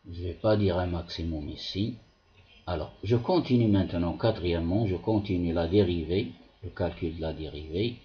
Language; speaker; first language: French; non-native, local second language; Arabic